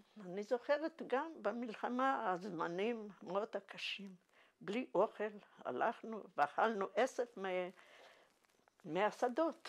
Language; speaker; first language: Hebrew; non-native, fluent; Yiddish